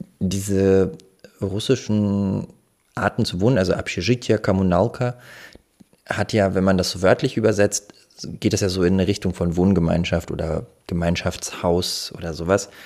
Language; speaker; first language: German; early bilingual, other home language; Russian